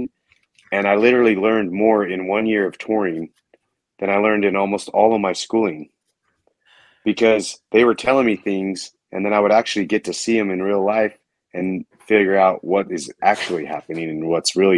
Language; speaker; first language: English; native; English